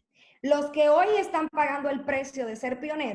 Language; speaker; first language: Spanish; native; Spanish